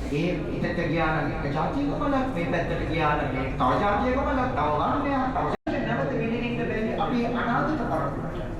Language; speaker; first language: Sinhala; non-native, local second language; Tamil